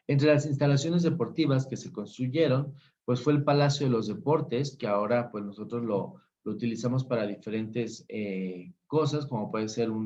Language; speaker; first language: Spanish; native; Spanish